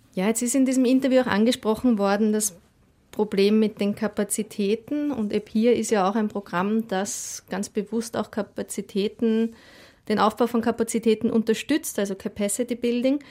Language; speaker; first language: German; native; German